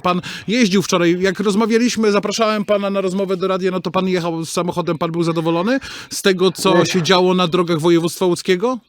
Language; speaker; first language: Polish; native; Polish